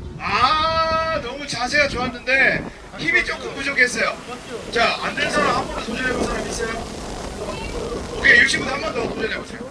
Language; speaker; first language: Korean; native; Korean